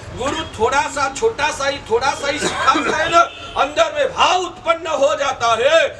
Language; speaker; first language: Hindi; non-native, local second language; Gujarati